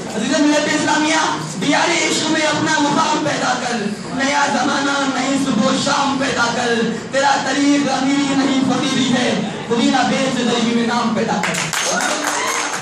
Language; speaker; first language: Urdu; native; Urdu